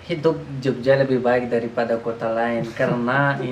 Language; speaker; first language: Indonesian; non-native, learner; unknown